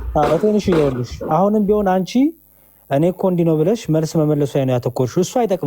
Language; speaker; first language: Amharic; native; Amharic